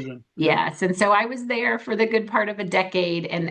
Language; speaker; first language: English; native; English